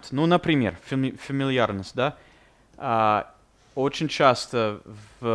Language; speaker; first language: Russian; non-native, fluent; English